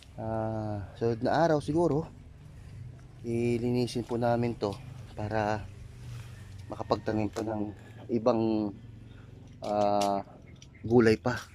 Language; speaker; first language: Filipino; non-native, local second language; Hiligaynon